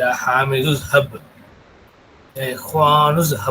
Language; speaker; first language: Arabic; non-native, fluent; Tamil